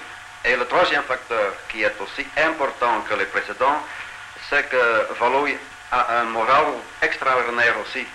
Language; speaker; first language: French; non-native, local second language; Dutch